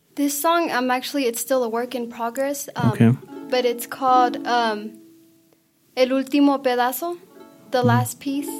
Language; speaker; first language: English; early bilingual, other home language; Spanish